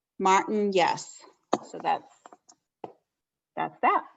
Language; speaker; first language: English; native; English